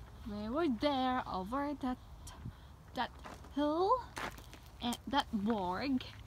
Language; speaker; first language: English; non-native, local second language; Cebuano